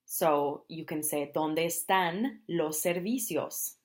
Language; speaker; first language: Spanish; non-native, fluent; English